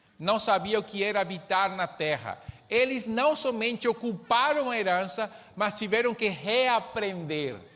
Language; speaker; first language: Portuguese; non-native, fluent; Spanish